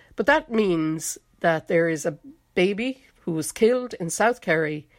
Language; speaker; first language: English; native; English